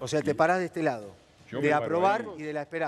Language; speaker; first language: Spanish; native; Spanish